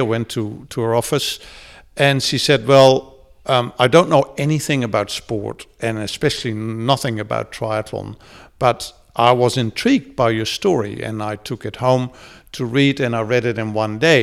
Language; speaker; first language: English; non-native, fluent; Dutch